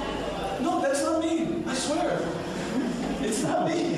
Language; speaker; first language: English; non-native, fluent; Portuguese